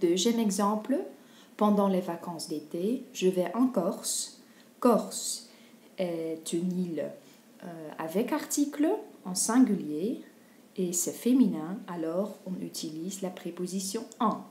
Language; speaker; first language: French; non-native, fluent; Dutch